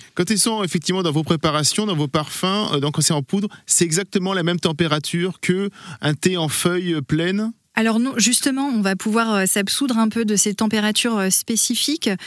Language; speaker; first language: French; non-native, fluent; English